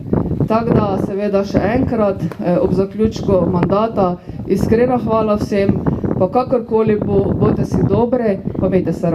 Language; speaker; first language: Slovenian; native; Slovenian